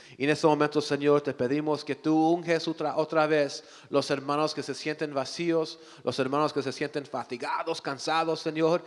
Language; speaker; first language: Spanish; early bilingual, heritage; Spanish